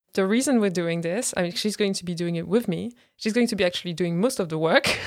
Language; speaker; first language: English; non-native, fluent; French